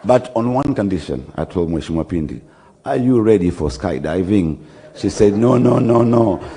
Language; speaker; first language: English; non-native, local second language; Swahili